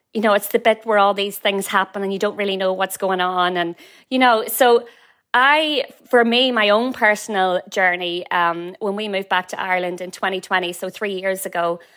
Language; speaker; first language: English; native; English